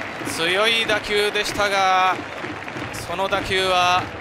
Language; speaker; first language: Japanese; native; Japanese